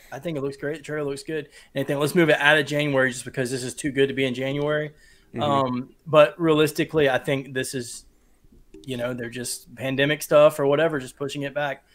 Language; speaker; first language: English; native; English